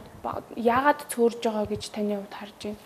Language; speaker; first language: Mongolian; native; Mongolian